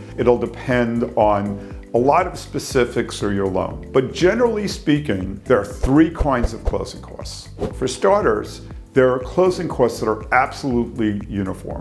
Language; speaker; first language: English; native; English